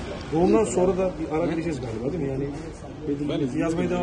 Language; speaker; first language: Turkish; native; Turkish